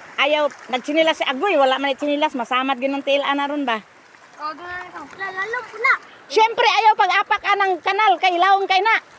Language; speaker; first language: Filipino; native; Filipino